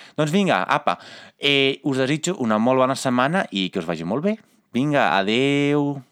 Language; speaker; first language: Catalan; non-native, fluent; Italian